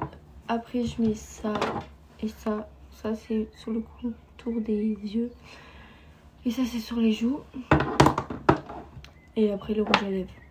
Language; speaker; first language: French; native; French